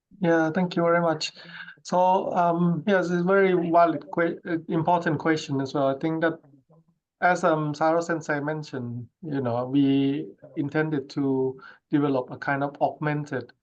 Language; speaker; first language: English; non-native, fluent; Thai